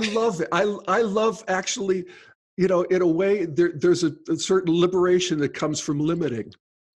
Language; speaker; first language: English; native; English